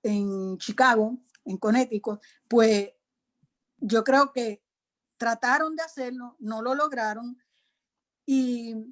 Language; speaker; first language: Spanish; native; Spanish